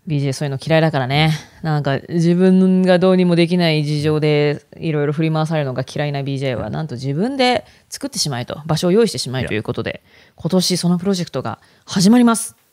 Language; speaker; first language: Japanese; native; Japanese